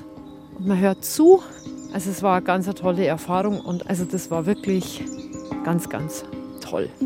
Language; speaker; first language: German; native; German